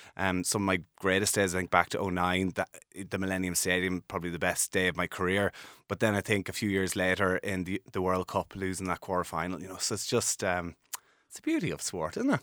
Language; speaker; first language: English; native; English